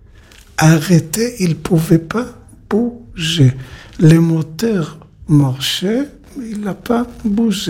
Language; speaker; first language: French; non-native, learner; Hebrew